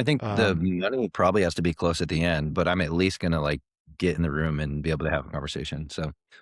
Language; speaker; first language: English; native; English